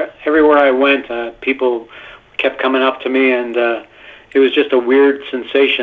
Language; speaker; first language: English; non-native, fluent; Italian